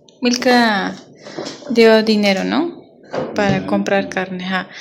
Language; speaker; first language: Spanish; non-native, learner; Armenian